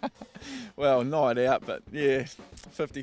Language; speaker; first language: English; native; English